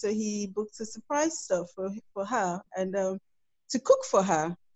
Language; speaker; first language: English; non-native, local second language; Krio